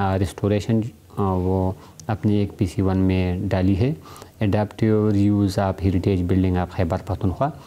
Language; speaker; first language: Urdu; non-native, local second language; Pashto